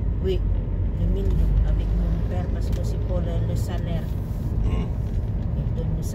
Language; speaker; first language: French; non-native, fluent; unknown